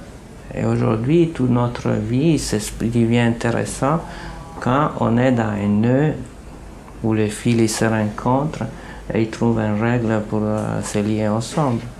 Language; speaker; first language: French; non-native, fluent; Italian